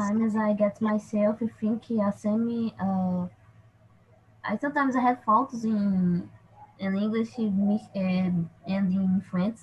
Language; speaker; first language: English; non-native, learner; Portuguese